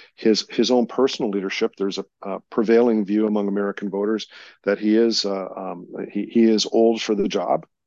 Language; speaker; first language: English; native; English